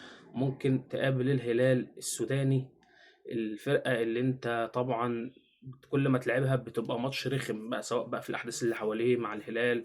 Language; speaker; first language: Arabic; native; Arabic